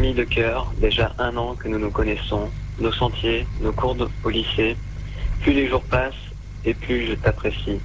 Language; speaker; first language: French; native; French